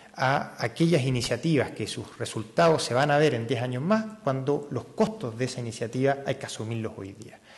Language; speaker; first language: Spanish; native; Spanish